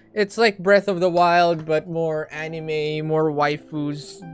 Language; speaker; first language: English; non-native, local second language; Filipino